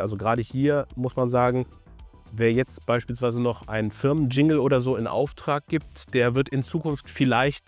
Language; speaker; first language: German; native; German